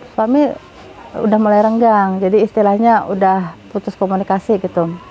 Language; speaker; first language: Indonesian; native; Indonesian